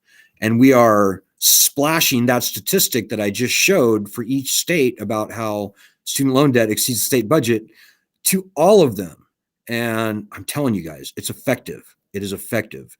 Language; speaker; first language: English; native; English